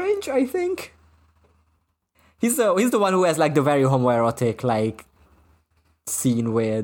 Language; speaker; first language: English; non-native, fluent; German